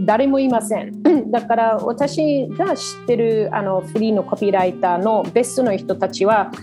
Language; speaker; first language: Japanese; non-native, fluent; English